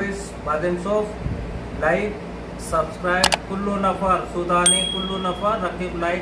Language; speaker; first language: Arabic; non-native, learner; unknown